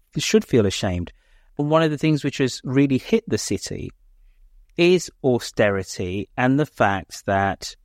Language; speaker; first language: English; native; English